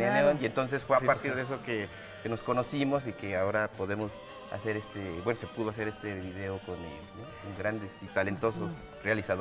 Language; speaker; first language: Spanish; native; Spanish